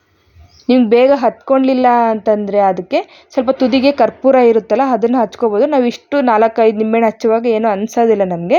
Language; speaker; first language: Kannada; native; Kannada